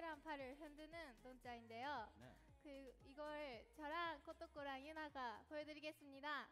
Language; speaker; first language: Korean; native; Korean